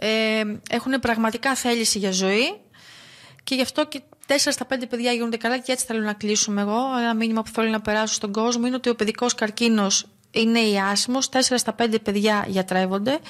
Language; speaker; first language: Greek; native; Greek